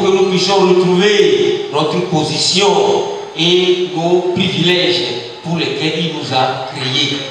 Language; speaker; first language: French; non-native, local second language; Ewe